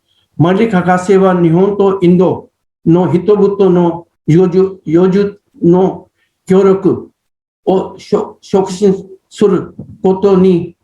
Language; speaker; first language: Japanese; non-native, learner; Hindi